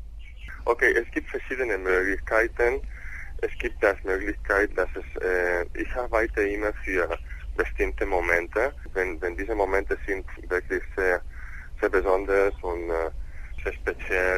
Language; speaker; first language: German; non-native, learner; Spanish